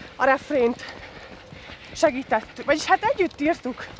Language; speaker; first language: Hungarian; early bilingual, other home language; Russian